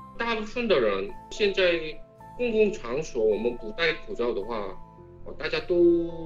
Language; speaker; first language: Chinese; non-native, fluent; Korean